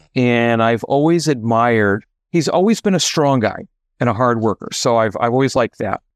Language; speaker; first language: English; native; English